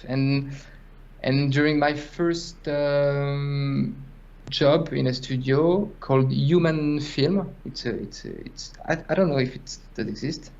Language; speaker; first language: English; non-native, fluent; French